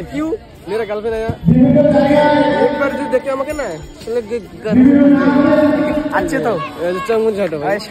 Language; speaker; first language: Hindi; non-native, local second language; Bangla